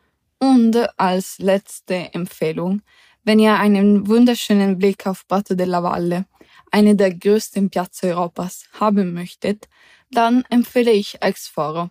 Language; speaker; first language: German; early bilingual, heritage; German